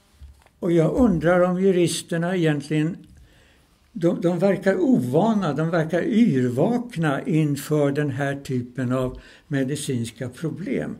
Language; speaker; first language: Swedish; native; Swedish